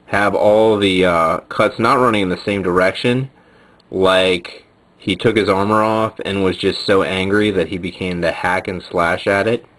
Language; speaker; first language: English; native; English